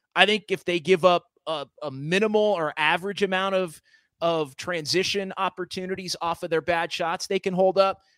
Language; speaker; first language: English; native; English